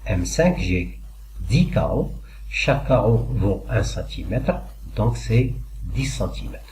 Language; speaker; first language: French; non-native, local second language; Arabic